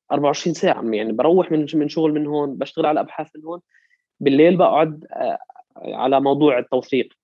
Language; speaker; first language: Arabic; native; Arabic